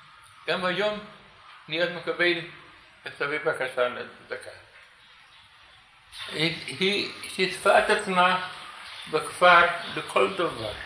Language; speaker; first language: Hebrew; non-native, fluent; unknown